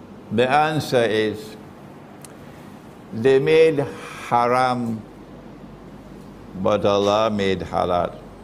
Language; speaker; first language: English; native; English